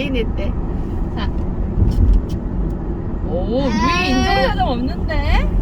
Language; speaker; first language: Korean; early bilingual, other home language; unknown